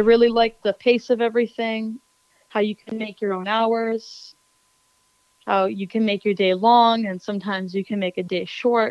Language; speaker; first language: English; native; English